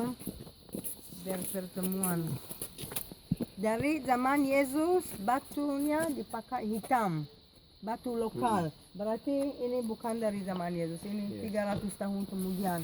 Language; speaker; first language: Indonesian; non-native, fluent; Hebrew